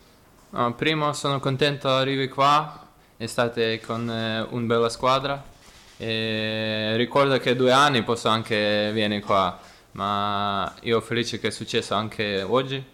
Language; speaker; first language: Italian; non-native, learner; Ukrainian